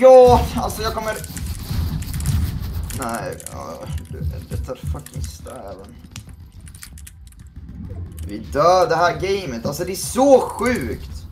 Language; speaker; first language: Swedish; native; Swedish